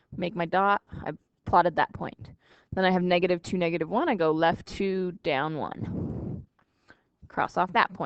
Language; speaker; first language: English; native; English